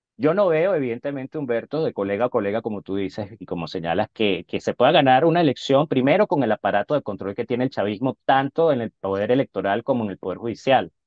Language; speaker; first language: Spanish; native; Spanish